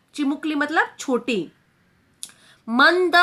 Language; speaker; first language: Hindi; non-native, local second language; Marathi